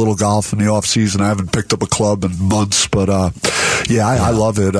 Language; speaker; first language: English; native; English